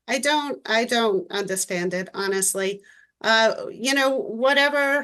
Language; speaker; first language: English; native; English